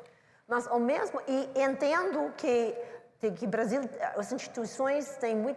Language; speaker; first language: Portuguese; non-native, learner; English